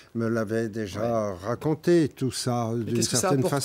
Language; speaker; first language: French; native; French